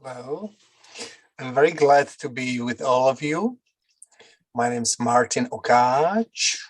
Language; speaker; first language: English; non-native, fluent; Czech